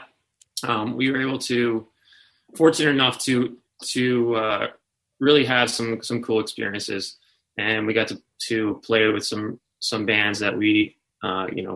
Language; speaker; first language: English; native; English